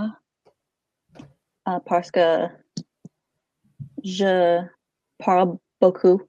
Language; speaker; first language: French; non-native, learner; English